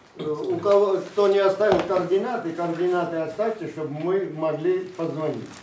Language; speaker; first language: Russian; non-native, local second language; Ukrainian